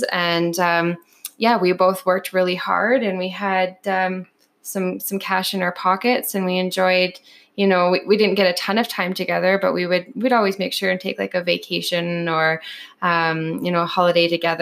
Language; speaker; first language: English; native; English